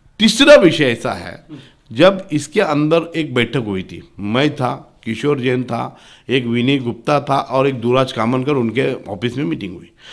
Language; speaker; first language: Hindi; non-native, local second language; Marathi